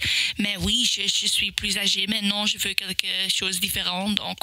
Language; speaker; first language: French; non-native, local second language; Dutch